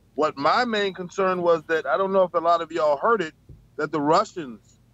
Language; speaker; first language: English; native; English